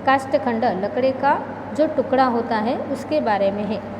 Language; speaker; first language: Hindi; non-native, local second language; Gujarati